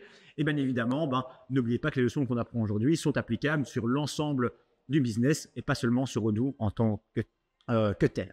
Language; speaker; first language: French; native; French